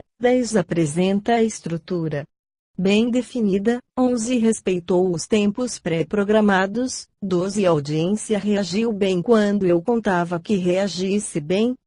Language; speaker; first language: Portuguese; native; Portuguese